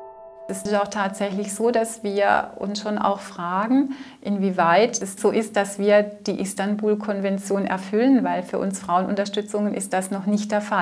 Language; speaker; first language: German; native; German